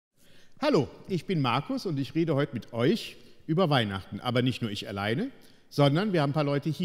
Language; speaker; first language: German; native; German